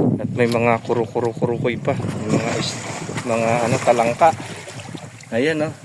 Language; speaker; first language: Filipino; non-native, local second language; Pampanga